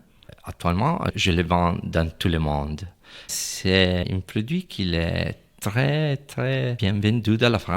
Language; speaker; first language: French; non-native, fluent; Italian